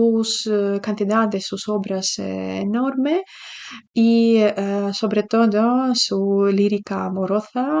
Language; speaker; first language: Spanish; non-native, fluent; Ukrainian